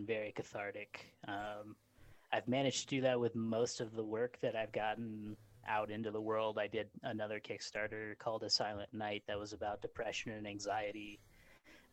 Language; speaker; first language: English; native; English